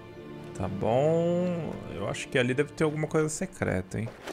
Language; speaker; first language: Portuguese; native; Portuguese